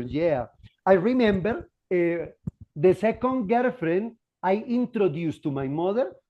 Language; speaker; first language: English; non-native, fluent; Spanish